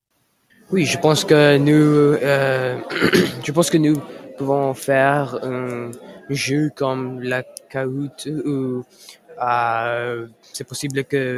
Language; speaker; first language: French; non-native, learner; English